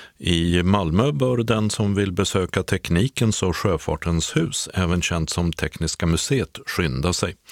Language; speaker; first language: Swedish; native; Swedish